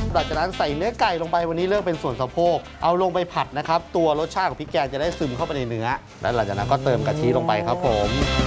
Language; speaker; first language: Thai; native; Thai